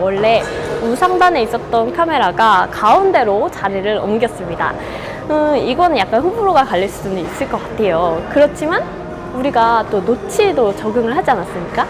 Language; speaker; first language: Korean; native; Korean